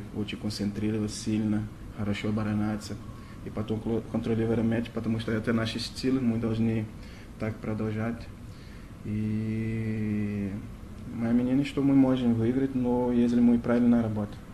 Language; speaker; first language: Russian; non-native, learner; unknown